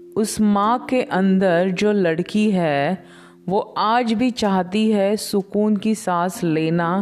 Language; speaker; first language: Hindi; non-native, local second language; Marathi